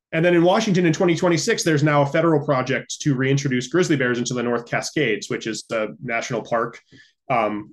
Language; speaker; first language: English; native; English